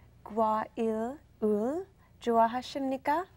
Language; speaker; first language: Korean; non-native, learner; English